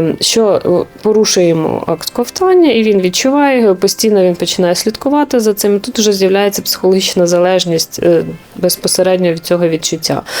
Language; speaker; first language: Ukrainian; native; Ukrainian